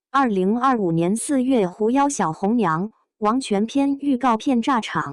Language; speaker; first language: Chinese; native; Chinese